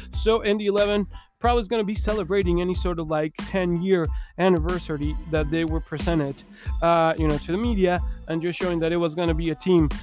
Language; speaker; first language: English; non-native, fluent; Spanish